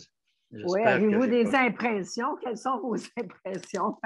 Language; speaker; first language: French; native; French